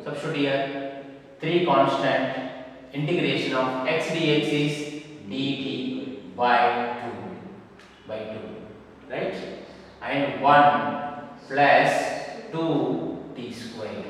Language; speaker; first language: English; non-native, local second language; Kannada